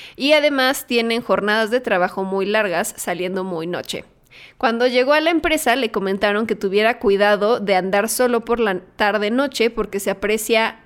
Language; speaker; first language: Spanish; native; Spanish